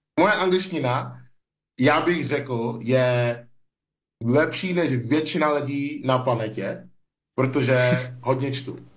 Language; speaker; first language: Czech; non-native, fluent; English